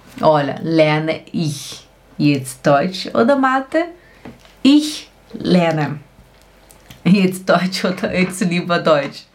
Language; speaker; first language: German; non-native, fluent; Portuguese